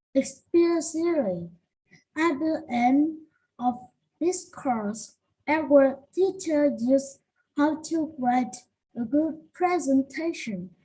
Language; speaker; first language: English; non-native, learner; Vietnamese